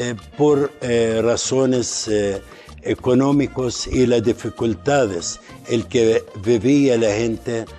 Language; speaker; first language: Spanish; non-native, fluent; Arabic